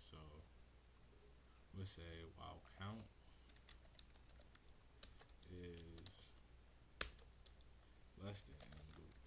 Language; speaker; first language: English; native; English